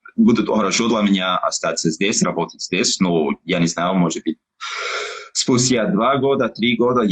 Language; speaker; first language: Russian; non-native, learner; English